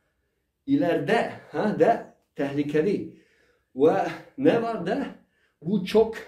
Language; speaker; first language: Turkish; non-native, learner; Arabic